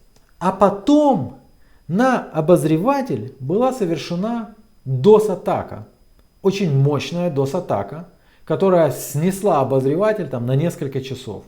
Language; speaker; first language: Russian; native; Russian